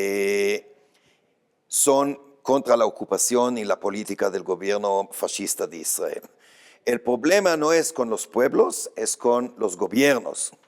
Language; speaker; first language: Spanish; non-native, fluent; Hebrew